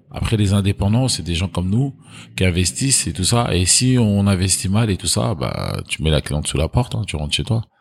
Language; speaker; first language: French; early bilingual, other home language; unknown